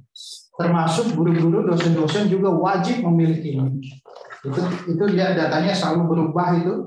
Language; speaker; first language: Indonesian; native; Indonesian